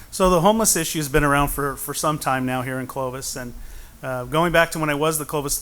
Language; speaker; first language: English; native; English